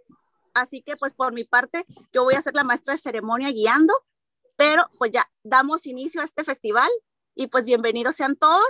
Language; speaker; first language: Spanish; native; Spanish